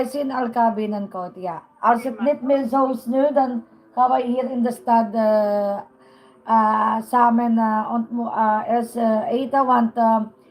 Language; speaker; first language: Dutch; non-native, learner; Filipino